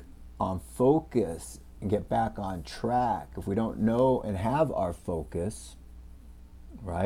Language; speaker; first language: English; native; English